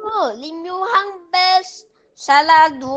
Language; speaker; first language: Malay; non-native, learner; Chinese